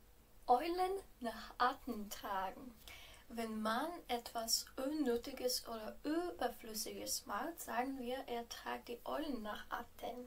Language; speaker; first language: German; non-native, fluent; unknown